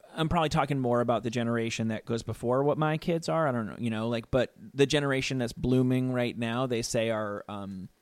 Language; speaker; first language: English; native; English